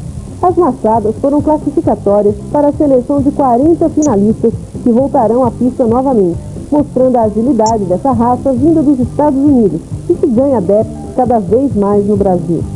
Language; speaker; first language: Portuguese; native; Portuguese